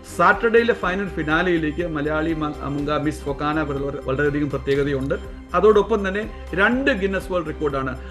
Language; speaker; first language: Malayalam; native; Malayalam